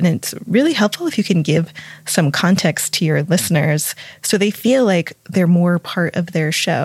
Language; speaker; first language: English; native; English